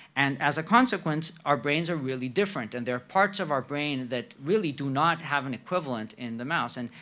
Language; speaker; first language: English; non-native, fluent; Spanish